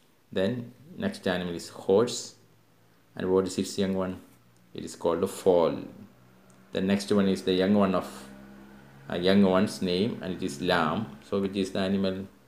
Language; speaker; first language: English; non-native, local second language; Malayalam